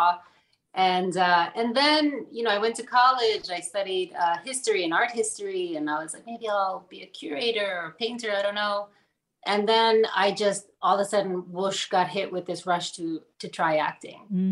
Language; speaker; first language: English; native; English